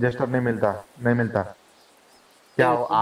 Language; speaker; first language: Hindi; native; Hindi